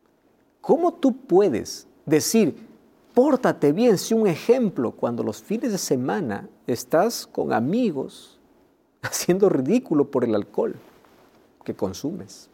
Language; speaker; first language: Spanish; native; Spanish